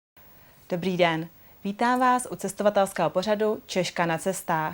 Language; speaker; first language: Czech; native; Czech